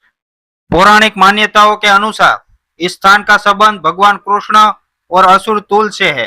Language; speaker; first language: Hindi; non-native, local second language; Gujarati